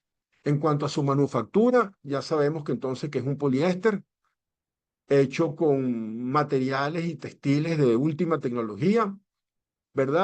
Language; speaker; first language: Spanish; native; Spanish